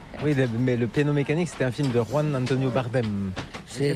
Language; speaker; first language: French; native; French